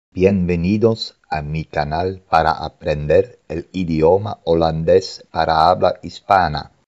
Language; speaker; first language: Spanish; non-native, fluent; Dutch